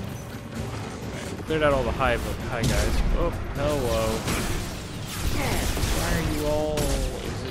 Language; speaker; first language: English; native; English